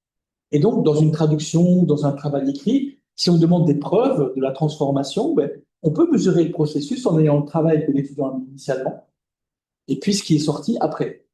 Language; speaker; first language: French; native; French